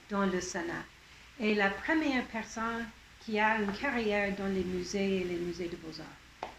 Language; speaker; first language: French; non-native, local second language; English